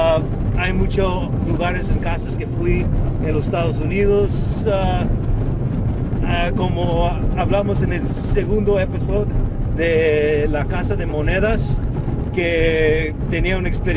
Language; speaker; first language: Spanish; early bilingual, heritage; Spanish